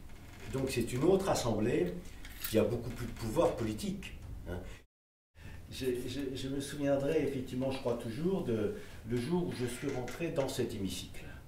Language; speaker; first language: French; native; French